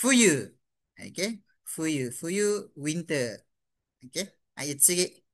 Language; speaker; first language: Japanese; non-native, fluent; Malay